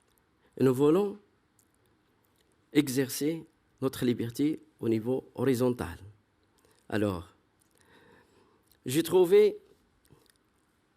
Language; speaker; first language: French; non-native, fluent; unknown